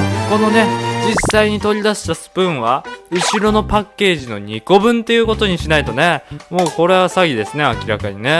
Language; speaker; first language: Japanese; native; Japanese